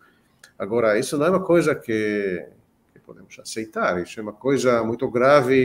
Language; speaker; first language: Portuguese; non-native, fluent; Hebrew